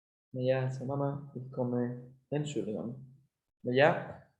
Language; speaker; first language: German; non-native, fluent; Spanish